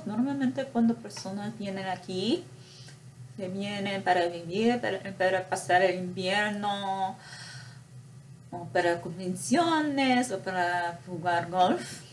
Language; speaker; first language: Spanish; non-native, fluent; English